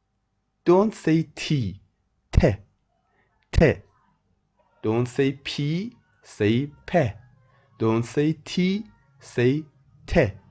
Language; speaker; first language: English; non-native, fluent; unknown